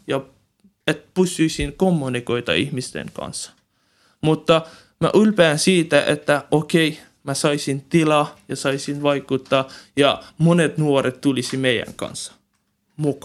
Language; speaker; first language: Finnish; non-native, learner; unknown